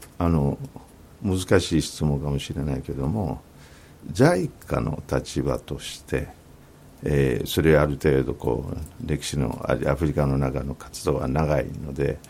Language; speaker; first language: Japanese; non-native, fluent; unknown